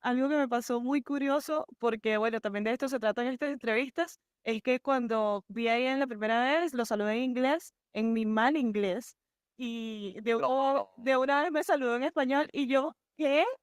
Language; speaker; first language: Spanish; native; Spanish